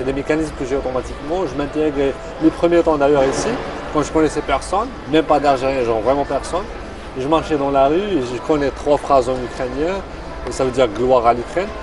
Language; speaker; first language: French; non-native, local second language; Arabic